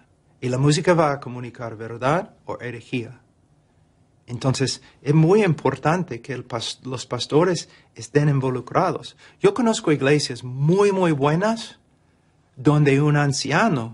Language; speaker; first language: Spanish; non-native, fluent; English